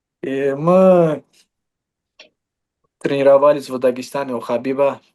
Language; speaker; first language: Russian; non-native, fluent; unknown